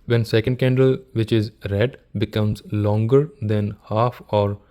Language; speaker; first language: English; non-native, local second language; Punjabi